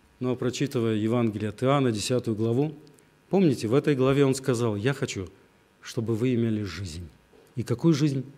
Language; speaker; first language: Russian; native; Russian